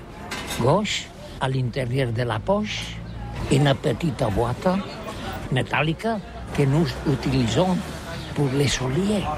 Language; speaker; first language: French; non-native, local second language; Catalan